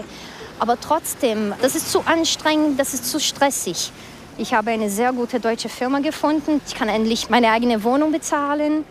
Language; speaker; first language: German; non-native, fluent; Portuguese